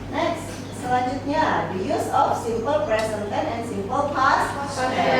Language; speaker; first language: English; non-native, local second language; Indonesian